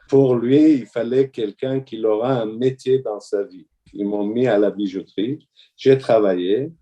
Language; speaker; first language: French; non-native, fluent; Armenian